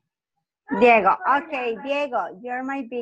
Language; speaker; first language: English; non-native, learner; Spanish